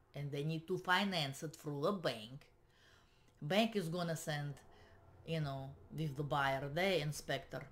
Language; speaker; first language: English; non-native, fluent; Russian